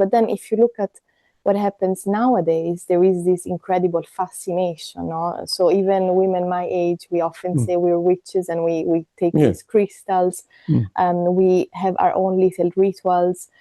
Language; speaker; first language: English; non-native, fluent; Italian